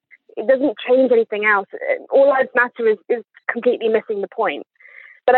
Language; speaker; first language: English; native; English